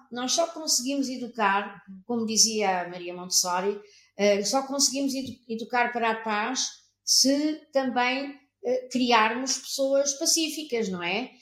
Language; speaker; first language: Portuguese; native; Portuguese